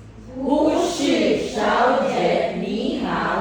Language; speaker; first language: Chinese; non-native, learner; Filipino